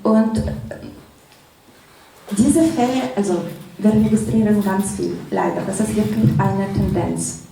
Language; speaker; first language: German; non-native, fluent; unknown